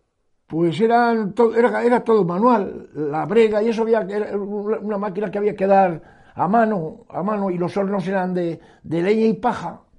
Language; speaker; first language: Spanish; native; Spanish